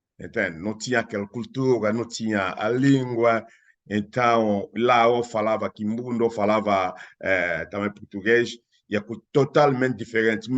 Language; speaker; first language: Portuguese; non-native, fluent; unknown